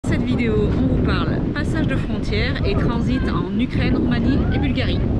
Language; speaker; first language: French; native; French